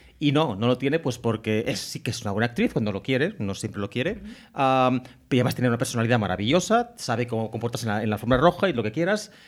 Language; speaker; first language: Spanish; native; Spanish